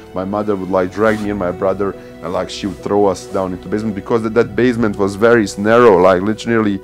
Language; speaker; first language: English; early bilingual, other home language; Bosnian